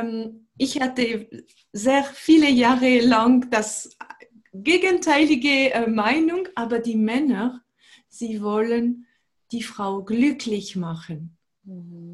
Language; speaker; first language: German; non-native, fluent; French